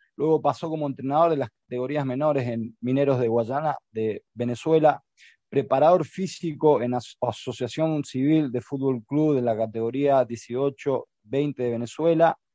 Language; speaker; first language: Spanish; native; Spanish